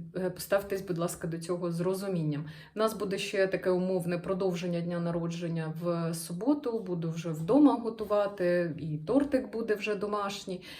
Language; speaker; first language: Ukrainian; non-native, local second language; Russian